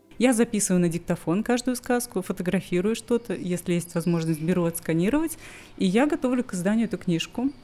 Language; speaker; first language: Russian; native; Russian